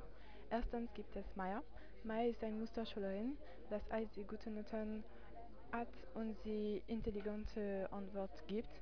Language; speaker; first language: German; non-native, learner; French